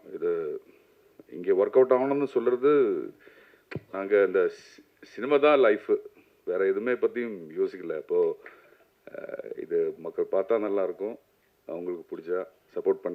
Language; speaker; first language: Tamil; non-native, learner; Malayalam